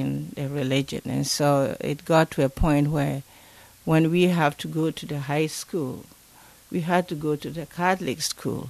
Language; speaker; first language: English; non-native, local second language; Akan